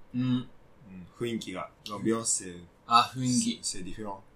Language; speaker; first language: Japanese; non-native, fluent; French